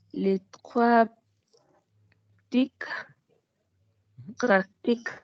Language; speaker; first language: French; non-native, learner; Spanish